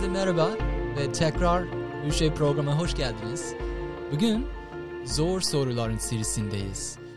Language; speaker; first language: Turkish; non-native, fluent; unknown